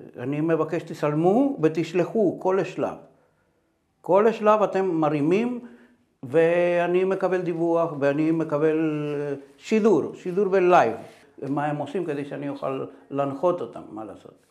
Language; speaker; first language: Hebrew; non-native, fluent; Spanish